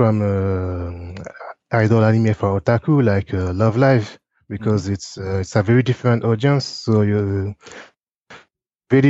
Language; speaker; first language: English; non-native, fluent; French